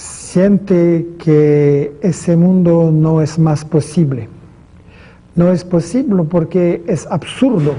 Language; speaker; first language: Spanish; non-native, fluent; French